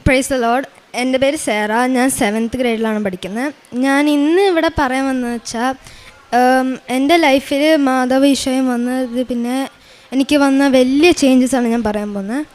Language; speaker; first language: Malayalam; early bilingual, heritage; Malayalam